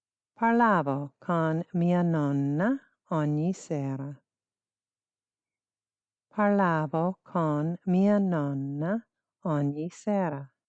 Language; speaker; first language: Italian; non-native, fluent; English